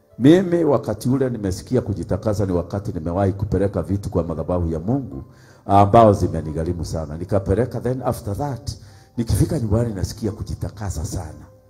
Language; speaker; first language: Swahili; non-native, local second language; Kikuyu